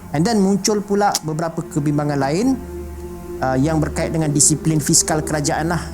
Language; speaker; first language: Malay; native; Malay